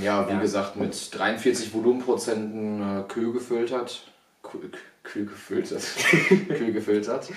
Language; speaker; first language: German; native; German